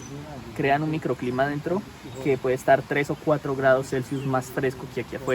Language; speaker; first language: Spanish; native; Spanish